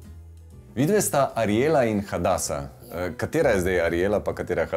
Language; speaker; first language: Slovenian; native; Slovenian